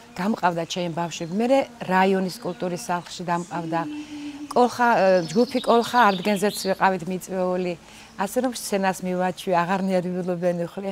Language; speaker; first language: Georgian; non-native, local second language; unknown